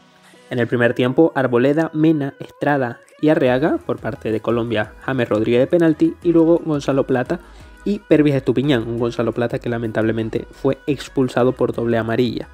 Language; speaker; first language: Spanish; native; Spanish